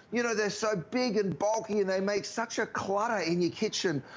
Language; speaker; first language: English; native; English